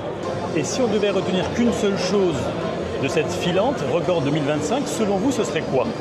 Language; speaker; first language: French; native; French